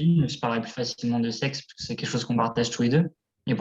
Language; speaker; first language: French; native; French